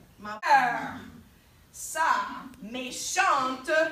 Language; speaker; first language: French; non-native, fluent; English